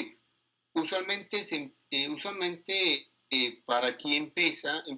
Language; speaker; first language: Spanish; non-native, learner; Italian